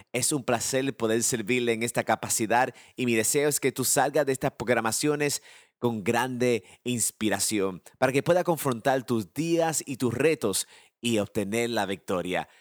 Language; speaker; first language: Spanish; early bilingual, heritage; Spanish